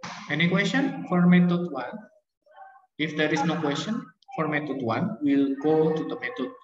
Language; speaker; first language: English; non-native, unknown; Indonesian